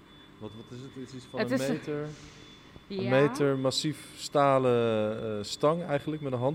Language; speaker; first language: Dutch; native; Dutch